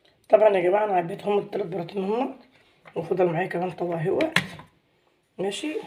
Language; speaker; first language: Arabic; native; Arabic